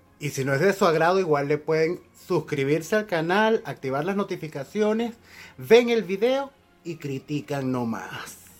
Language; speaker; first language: Spanish; native; Spanish